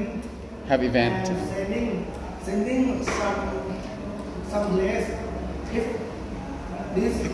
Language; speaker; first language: English; non-native, learner; Thai